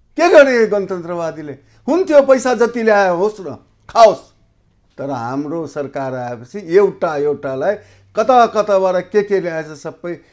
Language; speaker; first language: Nepali; non-native, local second language; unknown